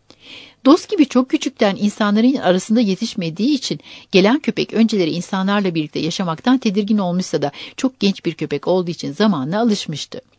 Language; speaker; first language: Turkish; native; Turkish